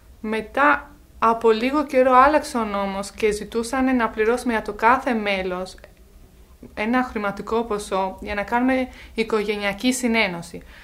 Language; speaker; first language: Greek; early bilingual, other home language; Albanian